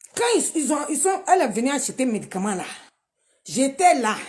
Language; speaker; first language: French; non-native, local second language; Dyula